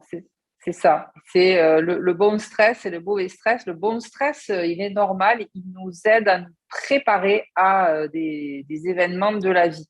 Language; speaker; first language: French; native; French